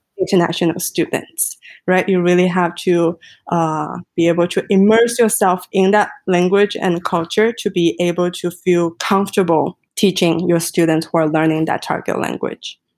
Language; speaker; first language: English; non-native, fluent; Chinese